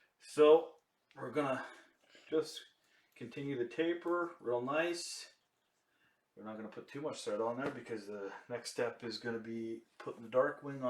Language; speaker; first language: English; native; English